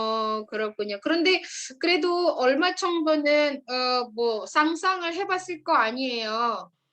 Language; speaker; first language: Korean; non-native, fluent; Indonesian